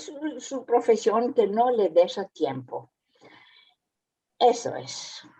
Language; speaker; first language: Spanish; early bilingual, heritage; Spanish